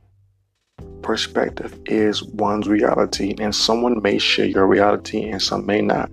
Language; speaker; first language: English; native; English